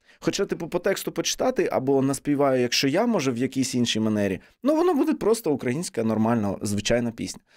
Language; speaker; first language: Ukrainian; non-native, local second language; Russian